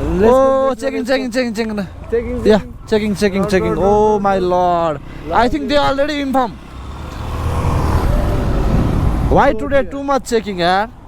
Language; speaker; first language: English; non-native, learner; Nepali